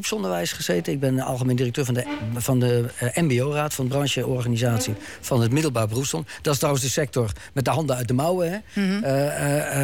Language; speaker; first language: Dutch; native; Dutch